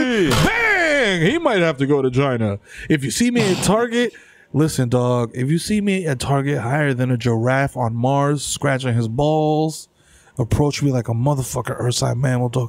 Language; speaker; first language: English; early bilingual, other home language; Spanish